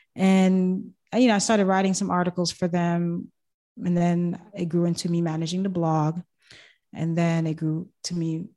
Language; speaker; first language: English; native; English